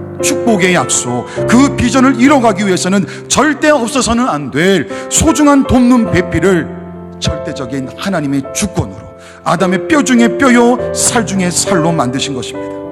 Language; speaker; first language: Korean; native; Korean